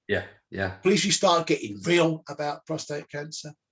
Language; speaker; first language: English; native; English